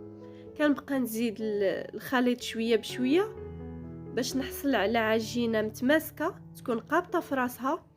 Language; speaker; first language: Arabic; native; Arabic